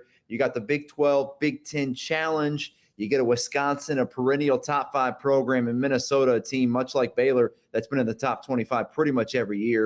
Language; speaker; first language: English; native; English